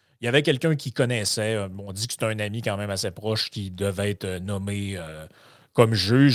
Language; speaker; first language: French; native; French